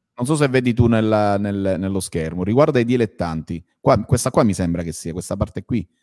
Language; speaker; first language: Italian; native; Italian